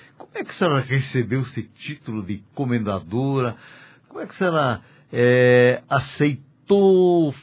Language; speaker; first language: Portuguese; native; Portuguese